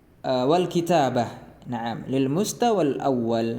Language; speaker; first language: Arabic; non-native, fluent; Indonesian